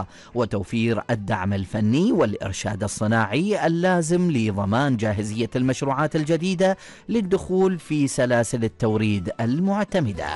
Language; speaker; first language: Arabic; native; Arabic